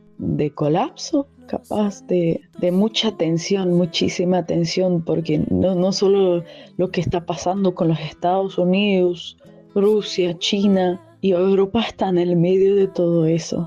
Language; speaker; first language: Spanish; non-native, fluent; German